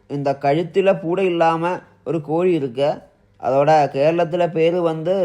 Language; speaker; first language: Tamil; non-native, local second language; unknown